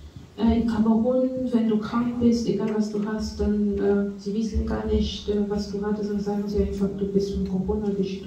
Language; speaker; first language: German; non-native, fluent; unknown